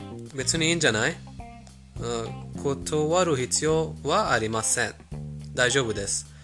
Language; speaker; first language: Japanese; non-native, fluent; Persian